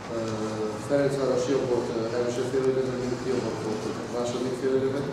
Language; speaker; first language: Hungarian; non-native, fluent; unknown